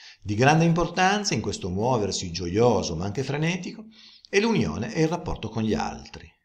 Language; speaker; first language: Italian; native; Italian